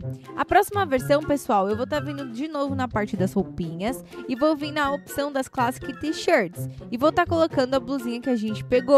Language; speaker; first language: Portuguese; native; Portuguese